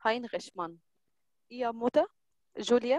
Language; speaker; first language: German; non-native, learner; Arabic